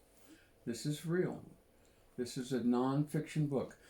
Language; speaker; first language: English; native; English